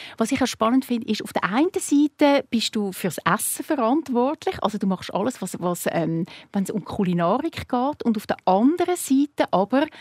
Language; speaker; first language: German; native; German